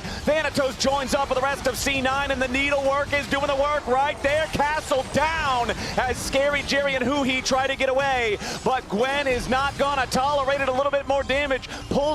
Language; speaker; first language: English; native; English